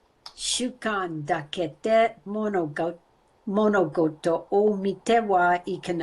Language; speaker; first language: Japanese; non-native, learner; English